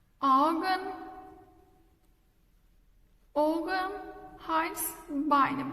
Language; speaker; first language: German; non-native, fluent; Turkish